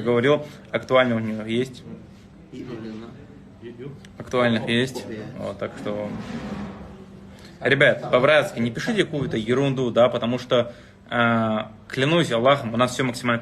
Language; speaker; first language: Russian; native; Russian